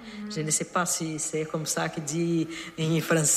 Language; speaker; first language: French; non-native, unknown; Portuguese